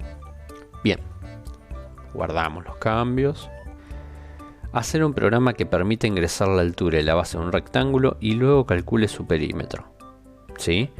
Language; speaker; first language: Spanish; native; Spanish